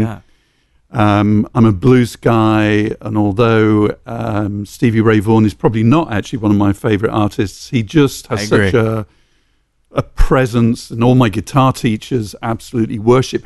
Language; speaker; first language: English; native; English